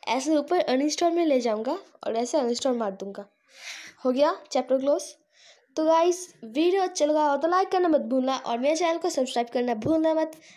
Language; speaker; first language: Hindi; non-native, local second language; Bangla